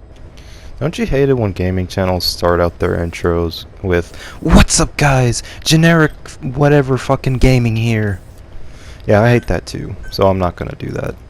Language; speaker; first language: English; native; English